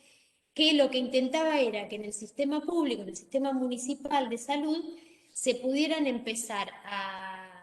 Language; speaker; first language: Spanish; native; Spanish